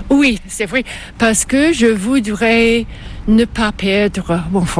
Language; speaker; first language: French; non-native, fluent; English